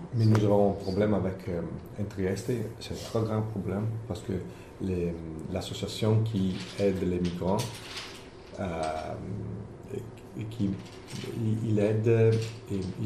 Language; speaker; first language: French; non-native, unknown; Italian